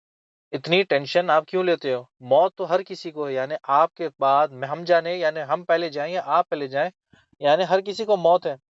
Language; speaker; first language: Urdu; native; Urdu